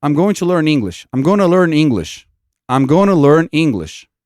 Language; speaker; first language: English; non-native, fluent; Portuguese